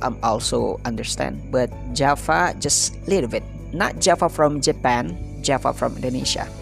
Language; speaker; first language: English; non-native, learner; Indonesian